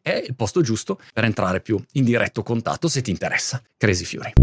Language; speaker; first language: Italian; native; Italian